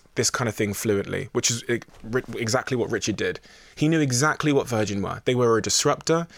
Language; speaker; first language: English; native; English